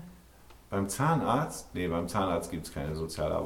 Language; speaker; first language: German; native; German